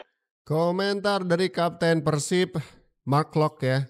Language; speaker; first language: Indonesian; native; Indonesian